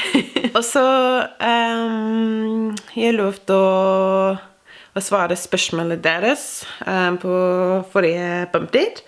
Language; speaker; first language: Norwegian; non-native, fluent; English